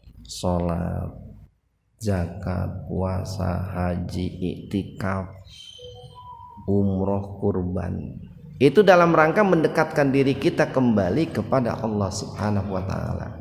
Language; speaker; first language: Indonesian; native; Indonesian